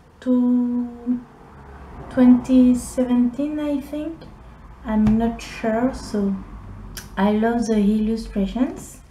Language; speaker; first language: English; non-native, learner; French